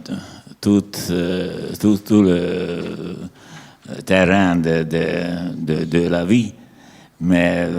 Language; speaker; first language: French; non-native, learner; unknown